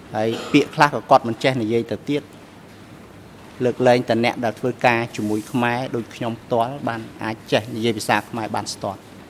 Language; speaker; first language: Khmer; non-native, local second language; Western Cham